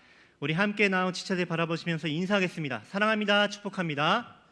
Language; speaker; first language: Korean; native; Korean